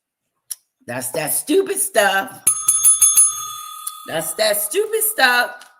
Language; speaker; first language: English; native; English